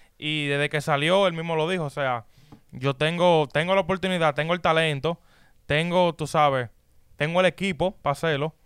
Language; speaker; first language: Spanish; native; Spanish